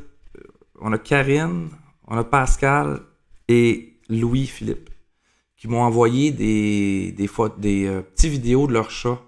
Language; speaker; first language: French; native; French